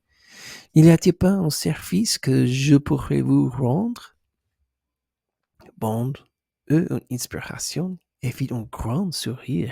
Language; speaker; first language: French; non-native, learner; English